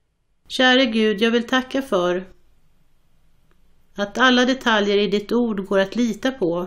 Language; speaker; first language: Swedish; native; Swedish